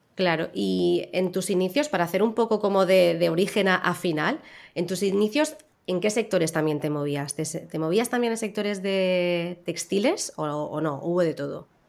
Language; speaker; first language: Spanish; native; Spanish